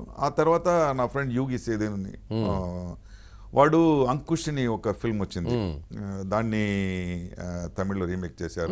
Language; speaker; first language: Telugu; non-native, local second language; Tamil